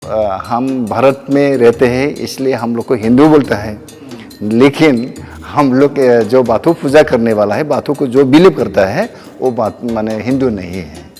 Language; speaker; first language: Hindi; non-native, local second language; Bodo